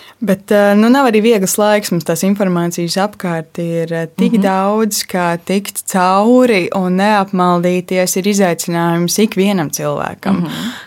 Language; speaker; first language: Latvian; native; Latvian